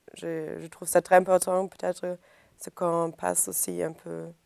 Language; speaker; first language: French; non-native, fluent; German